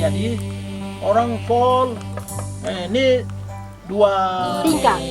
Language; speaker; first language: Indonesian; non-native, local second language; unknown